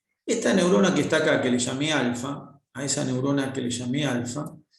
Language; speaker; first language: Spanish; native; Spanish